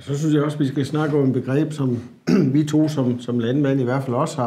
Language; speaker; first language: Danish; native; Danish